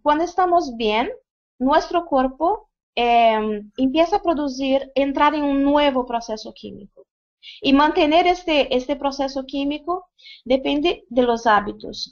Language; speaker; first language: Spanish; non-native, fluent; Portuguese